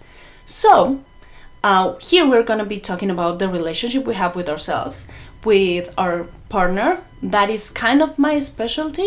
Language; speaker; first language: English; non-native, fluent; Spanish